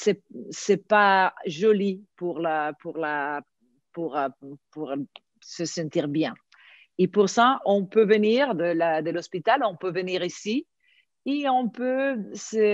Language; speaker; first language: French; non-native, fluent; Italian